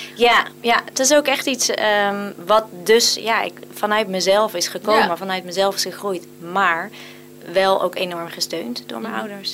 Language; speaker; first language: Dutch; native; Dutch